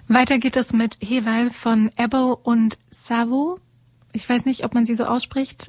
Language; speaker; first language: German; native; German